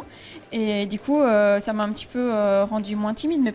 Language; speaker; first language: French; native; French